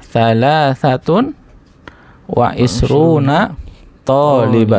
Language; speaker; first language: Arabic; non-native, fluent; Indonesian